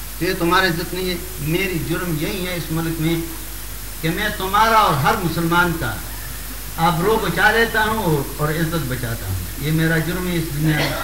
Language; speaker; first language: Urdu; non-native, local second language; Pashto